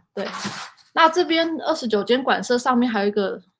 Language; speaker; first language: Chinese; native; Chinese